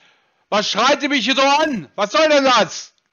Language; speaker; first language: German; native; German